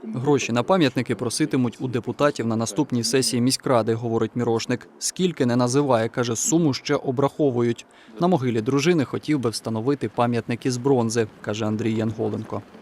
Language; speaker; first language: Ukrainian; native; Ukrainian